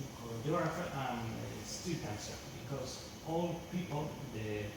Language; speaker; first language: English; non-native, learner; Spanish